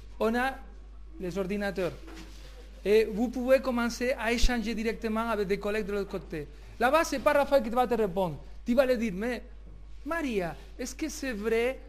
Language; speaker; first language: French; non-native, learner; Spanish